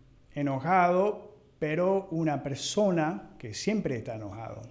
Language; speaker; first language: Spanish; non-native, fluent; English